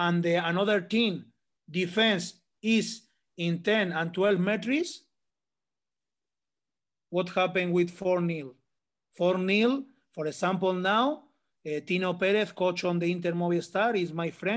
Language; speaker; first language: English; non-native, learner; Spanish